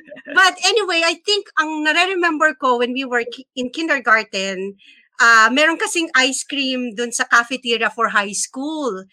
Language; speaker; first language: English; non-native, local second language; Filipino